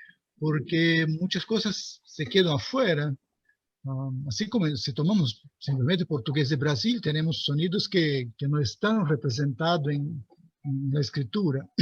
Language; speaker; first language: Spanish; non-native, fluent; Portuguese